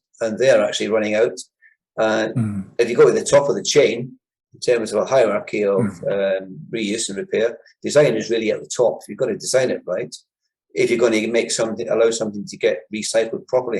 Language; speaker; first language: English; native; English